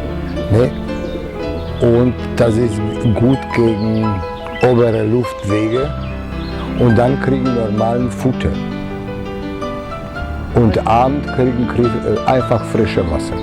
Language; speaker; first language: German; non-native, fluent; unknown